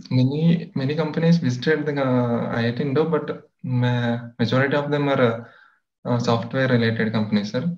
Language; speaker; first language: English; non-native, local second language; Telugu